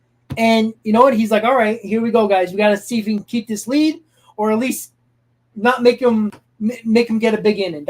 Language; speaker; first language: English; native; English